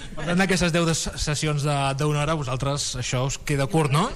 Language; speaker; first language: Catalan; native; Catalan